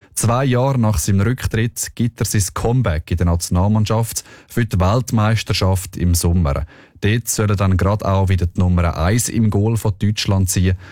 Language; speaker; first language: German; native; German